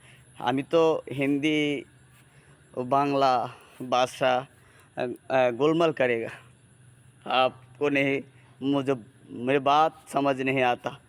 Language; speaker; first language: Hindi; non-native, learner; Bangla